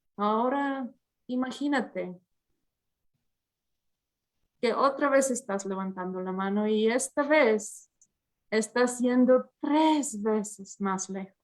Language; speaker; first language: Spanish; early bilingual, heritage; English